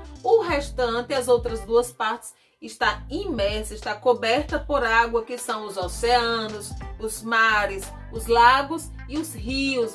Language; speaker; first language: Portuguese; native; Portuguese